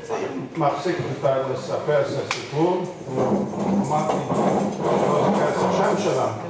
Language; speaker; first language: Hebrew; non-native, fluent; English